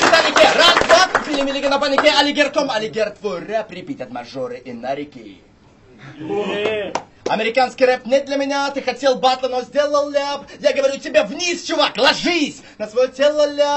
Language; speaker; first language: Russian; native; Russian